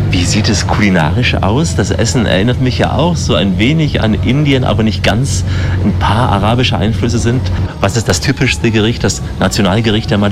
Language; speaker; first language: German; native; German